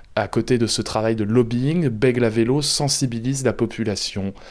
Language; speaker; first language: French; native; French